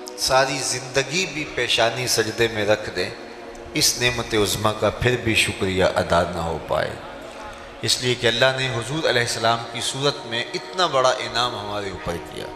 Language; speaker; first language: Urdu; non-native, local second language; Punjabi